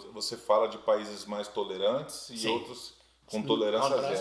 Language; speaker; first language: Portuguese; native; Portuguese